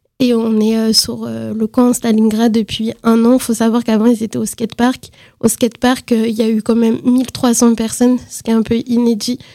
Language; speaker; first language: French; native; French